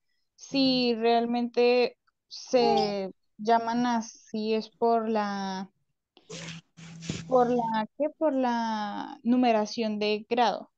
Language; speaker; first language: Spanish; native; Spanish